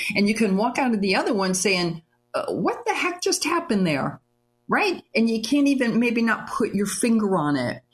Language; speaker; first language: English; native; English